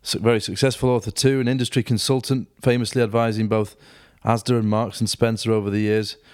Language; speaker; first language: English; native; English